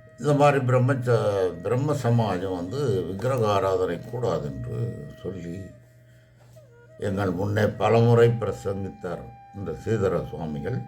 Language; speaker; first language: Tamil; native; Tamil